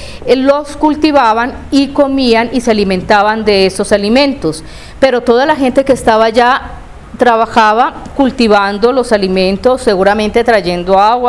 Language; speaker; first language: Spanish; native; Spanish